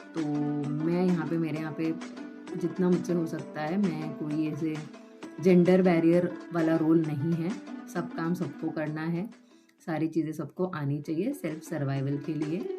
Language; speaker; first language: Hindi; non-native, local second language; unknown